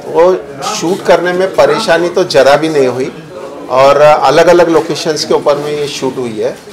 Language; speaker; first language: Hindi; non-native, local second language; Marathi